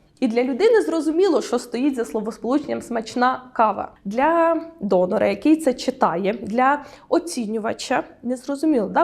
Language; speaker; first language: Ukrainian; native; Ukrainian